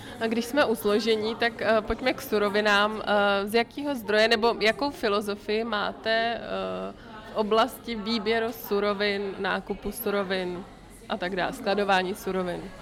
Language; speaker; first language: Czech; native; Czech